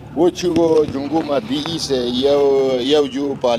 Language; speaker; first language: Chinese; non-native, learner; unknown